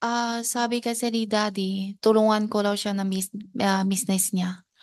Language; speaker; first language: Filipino; non-native, learner; Chinese